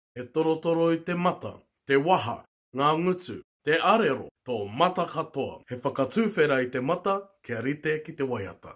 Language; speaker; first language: Māori; native; Māori